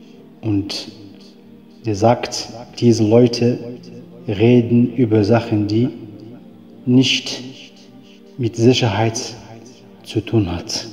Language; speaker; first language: German; non-native, fluent; Arabic